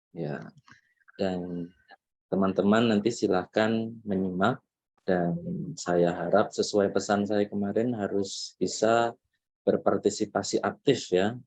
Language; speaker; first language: Indonesian; native; Indonesian